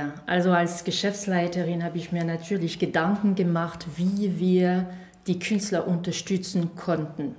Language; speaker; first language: German; non-native, fluent; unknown